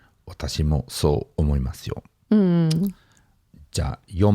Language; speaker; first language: Japanese; non-native, fluent; English